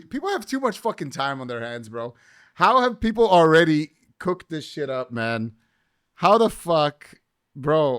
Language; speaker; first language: English; native; English